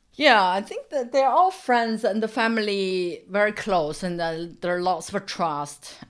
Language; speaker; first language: English; non-native, fluent; Chinese